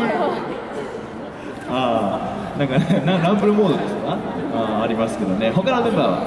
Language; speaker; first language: Japanese; non-native, fluent; Korean